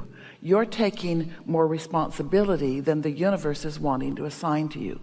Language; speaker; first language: English; native; English